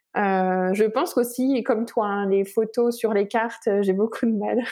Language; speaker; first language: French; native; French